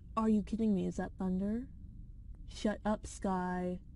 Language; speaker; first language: English; native; English